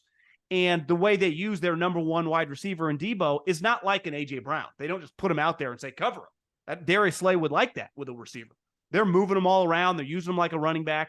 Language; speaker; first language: English; native; English